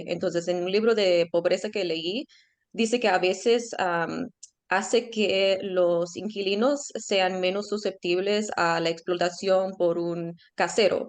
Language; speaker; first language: Spanish; early bilingual, heritage; Spanish